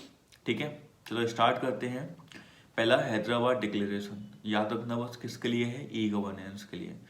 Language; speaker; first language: Hindi; native; Hindi